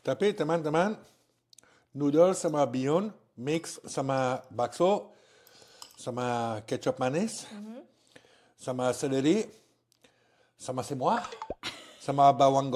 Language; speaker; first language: Indonesian; non-native, learner; French